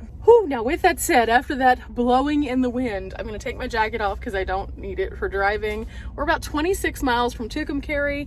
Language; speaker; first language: English; native; English